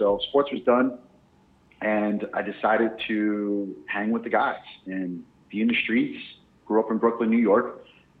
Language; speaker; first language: English; native; English